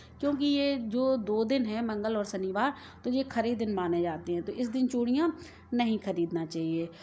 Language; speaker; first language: Hindi; native; Hindi